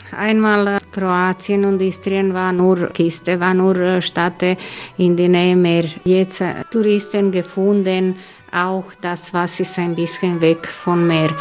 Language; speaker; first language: German; non-native, learner; Croatian